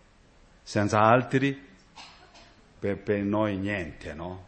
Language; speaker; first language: Italian; non-native, learner; Tibetan